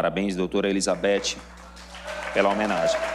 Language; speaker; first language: Portuguese; native; Portuguese